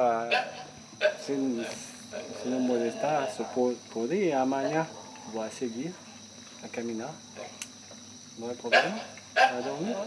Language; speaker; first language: Spanish; non-native, learner; French